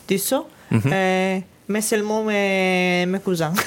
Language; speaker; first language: French; non-native, learner; Greek